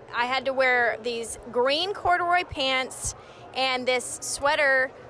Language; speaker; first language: English; native; English